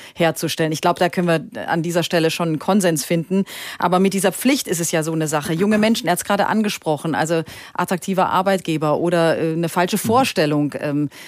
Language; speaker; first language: German; native; German